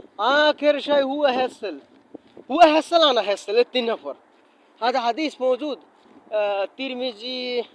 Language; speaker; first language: Arabic; non-native, learner; Bangla